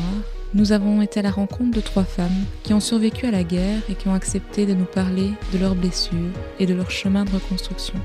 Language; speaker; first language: French; native; French